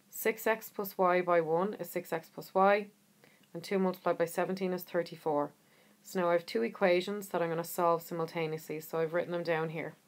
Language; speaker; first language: English; native; English